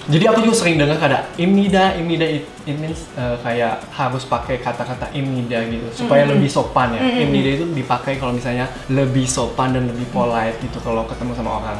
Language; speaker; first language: Indonesian; native; Indonesian